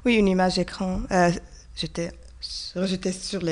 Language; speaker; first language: French; non-native, learner; Arabic